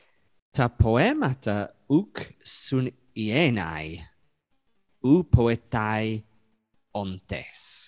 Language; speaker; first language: Greek; non-native, learner; English